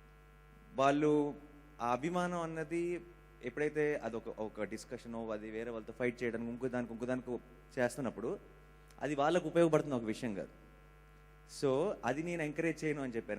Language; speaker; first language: Telugu; native; Telugu